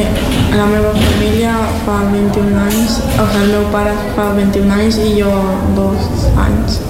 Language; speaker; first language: Catalan; non-native, learner; Spanish